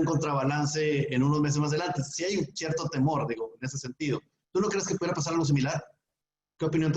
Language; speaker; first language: Spanish; native; Spanish